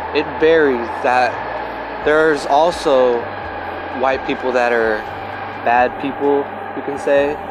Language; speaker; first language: English; early bilingual, other home language; Spanish